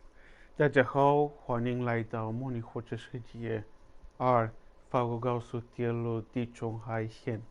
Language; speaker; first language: Chinese; non-native, learner; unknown